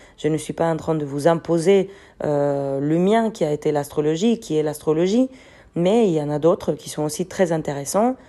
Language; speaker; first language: French; non-native, fluent; Spanish